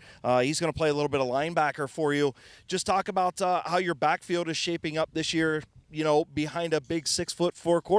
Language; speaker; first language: English; native; English